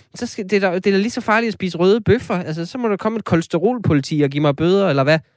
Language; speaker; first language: Danish; native; Danish